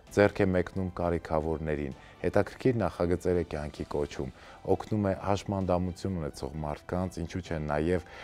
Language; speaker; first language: Armenian; native; Armenian